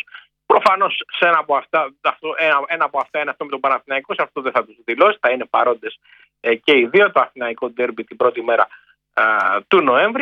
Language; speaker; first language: Greek; native; Greek